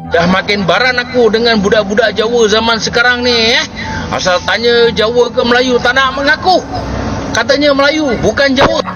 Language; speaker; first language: Malay; native; Malay